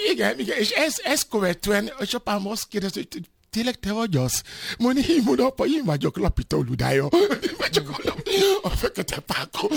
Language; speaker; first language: Hungarian; non-native, fluent; Yoruba